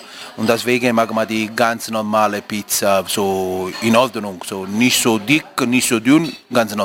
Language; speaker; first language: German; non-native, learner; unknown